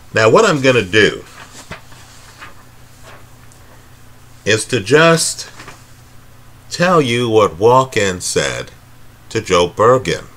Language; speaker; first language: English; native; English